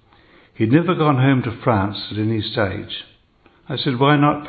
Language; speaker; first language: English; native; English